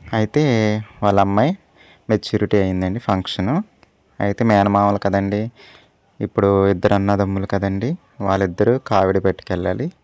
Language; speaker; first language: Telugu; native; Telugu